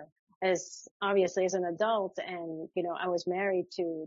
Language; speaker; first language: English; early bilingual, other home language; French